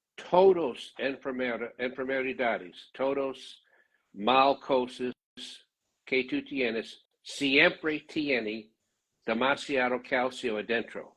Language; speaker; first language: Spanish; non-native, learner; English